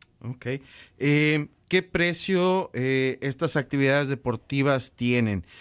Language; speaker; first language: Spanish; native; Spanish